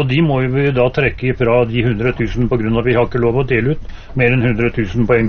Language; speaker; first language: Norwegian; native; Norwegian